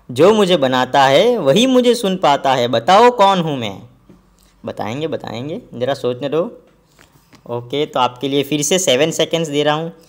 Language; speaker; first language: Hindi; non-native, local second language; Gujarati